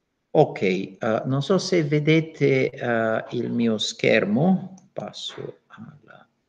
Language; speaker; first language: Italian; non-native, fluent; Bulgarian